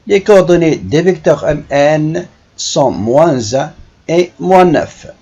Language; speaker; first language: French; non-native, local second language; Arabic